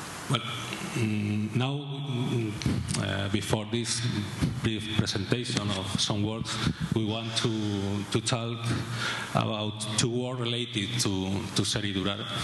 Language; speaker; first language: English; non-native, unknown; Spanish